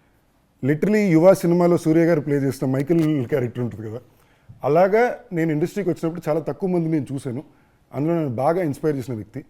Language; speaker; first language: Telugu; native; Telugu